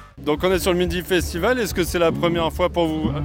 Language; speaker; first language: French; native; French